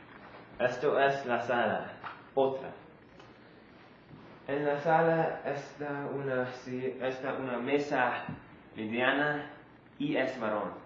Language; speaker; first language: Spanish; non-native, learner; English